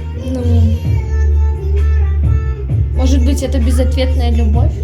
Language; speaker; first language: Russian; native; Russian